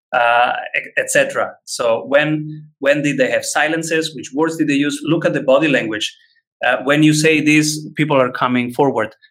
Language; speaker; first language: English; non-native, fluent; Italian